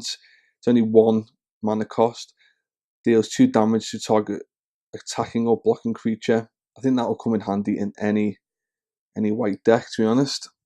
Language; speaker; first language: English; native; English